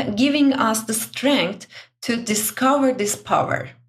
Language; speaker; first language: English; non-native, fluent; Turkish